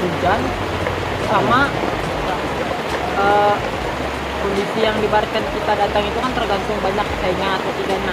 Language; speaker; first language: Indonesian; native; Indonesian